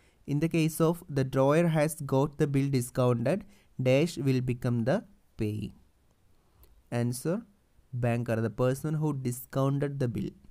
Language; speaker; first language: English; non-native, local second language; Malayalam